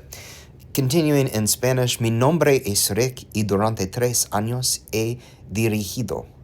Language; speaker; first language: Spanish; non-native, learner; English